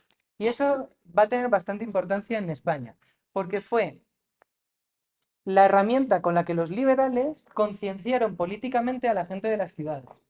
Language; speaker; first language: Spanish; native; Spanish